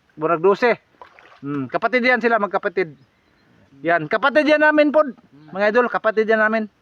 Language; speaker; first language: Filipino; non-native, local second language; Cebuano